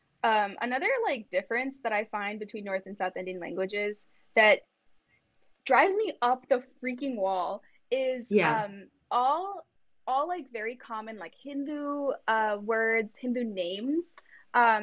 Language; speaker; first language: English; early bilingual, other home language; Kannada